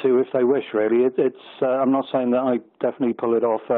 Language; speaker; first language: English; native; English